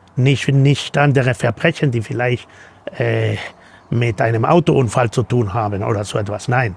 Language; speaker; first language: German; non-native, fluent; Spanish